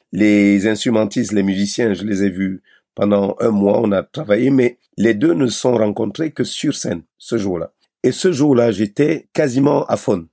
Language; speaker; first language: French; non-native, local second language; Basaa